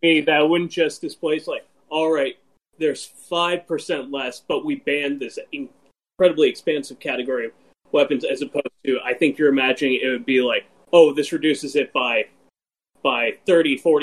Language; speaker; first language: English; native; English